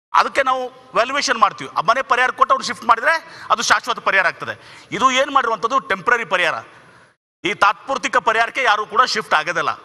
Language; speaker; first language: Kannada; native; Kannada